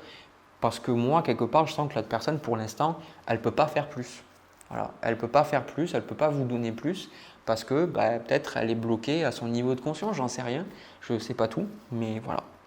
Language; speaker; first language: French; native; French